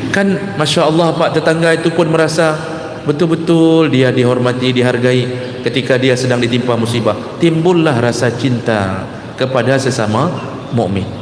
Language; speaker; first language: Malay; non-native, local second language; Achinese